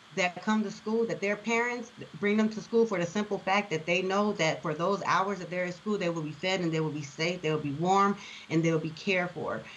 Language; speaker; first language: English; native; English